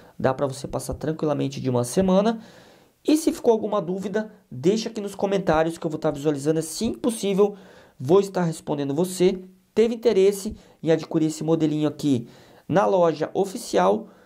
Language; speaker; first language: Portuguese; native; Portuguese